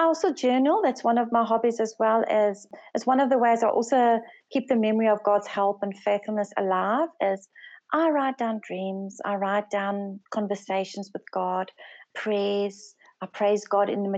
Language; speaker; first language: English; non-native, local second language; Afrikaans